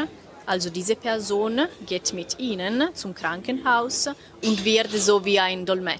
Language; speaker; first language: German; non-native, fluent; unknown